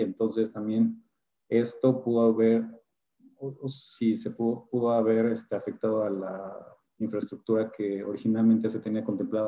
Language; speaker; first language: Spanish; native; Spanish